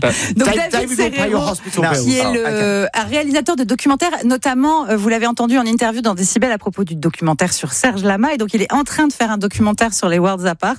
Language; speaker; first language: French; native; French